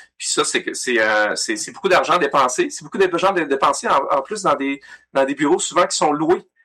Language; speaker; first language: French; native; French